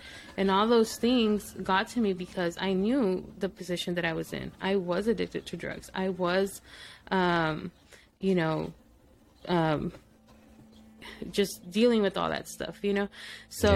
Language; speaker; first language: English; early bilingual, other home language; Spanish